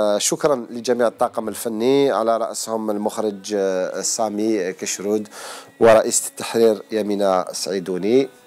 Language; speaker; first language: Arabic; native; Arabic